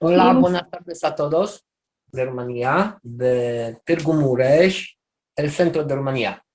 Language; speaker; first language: Spanish; non-native, fluent; Romanian